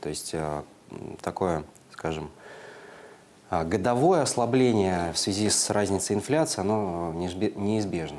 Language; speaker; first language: Russian; native; Russian